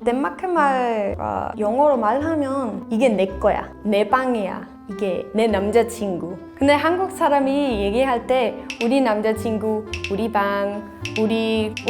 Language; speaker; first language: Korean; non-native, fluent; Danish